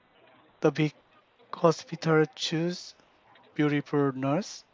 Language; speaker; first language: English; non-native, learner; Korean